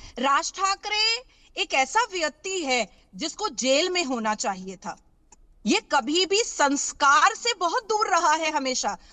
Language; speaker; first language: Hindi; native; Hindi